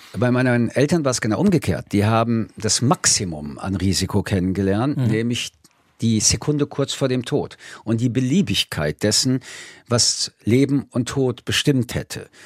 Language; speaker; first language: German; early bilingual, other home language; French